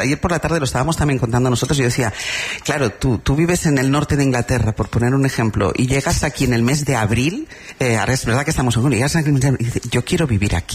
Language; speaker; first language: Spanish; native; Spanish